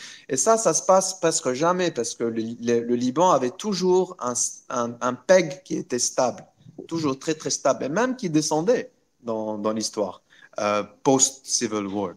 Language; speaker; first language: French; non-native, local second language; Arabic